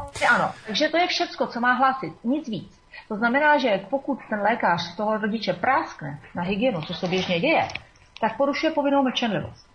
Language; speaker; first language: Czech; native; Czech